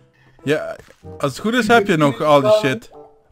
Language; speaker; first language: Dutch; native; Dutch